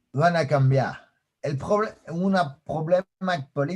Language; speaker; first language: Spanish; non-native, fluent; French